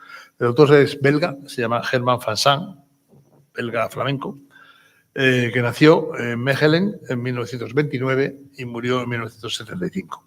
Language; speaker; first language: Spanish; native; Spanish